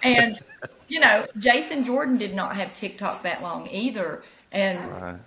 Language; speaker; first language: English; native; English